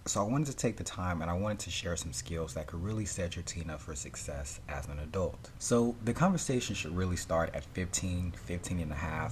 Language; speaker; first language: English; native; English